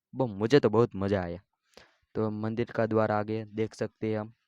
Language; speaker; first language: Hindi; non-native, local second language; Gujarati